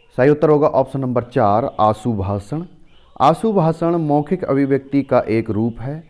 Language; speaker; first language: Hindi; native; Hindi